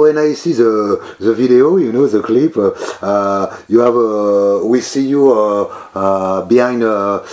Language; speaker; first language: English; non-native, learner; French